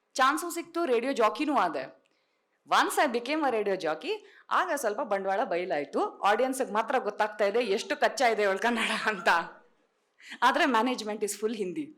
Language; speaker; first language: Kannada; non-native, local second language; Tulu